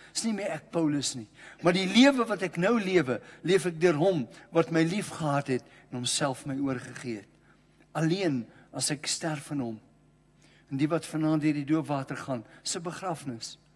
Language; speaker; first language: Afrikaans; non-native, local second language; English